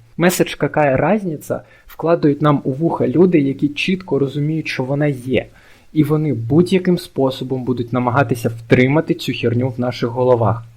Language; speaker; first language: Ukrainian; non-native, local second language; Russian